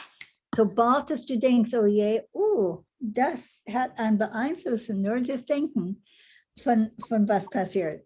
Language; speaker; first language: German; non-native, learner; English